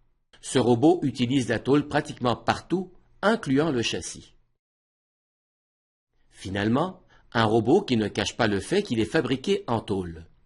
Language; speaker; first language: French; native; French